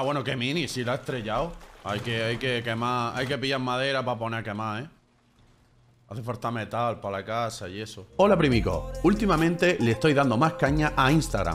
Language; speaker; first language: Spanish; native; Spanish